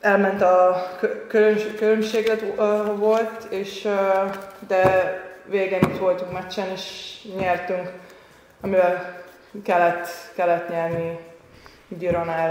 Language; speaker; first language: Hungarian; non-native, learner; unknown